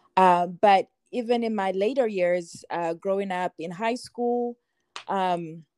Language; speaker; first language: English; non-native, local second language; Shona